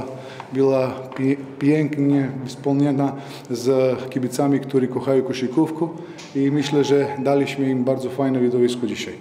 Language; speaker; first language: Polish; non-native, fluent; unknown